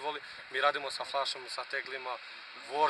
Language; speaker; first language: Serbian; non-native, local second language; Romany